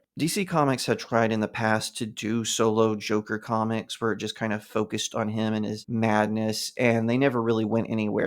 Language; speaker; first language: English; native; English